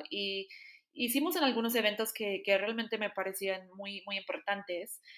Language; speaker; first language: Spanish; non-native, fluent; English